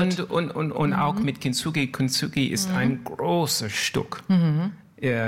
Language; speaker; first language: German; non-native, fluent; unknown